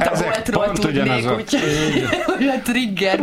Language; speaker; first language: Hungarian; native; Hungarian